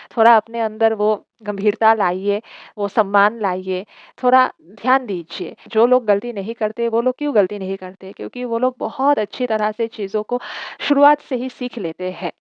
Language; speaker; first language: Hindi; non-native, local second language; Assamese